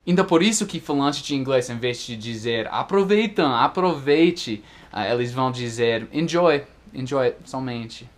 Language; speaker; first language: Portuguese; non-native, fluent; English